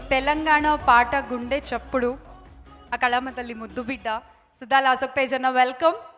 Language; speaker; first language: Telugu; native; Telugu